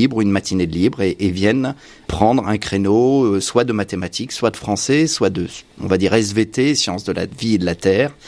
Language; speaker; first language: French; native; French